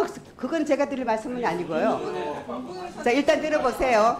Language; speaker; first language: Korean; native; Korean